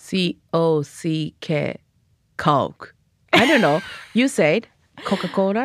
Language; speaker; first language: English; non-native, learner; Japanese